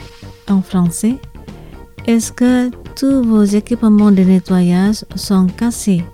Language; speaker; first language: French; non-native, fluent; Indonesian